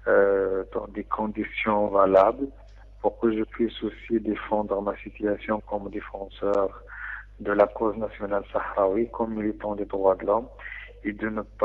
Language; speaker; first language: French; non-native, local second language; Arabic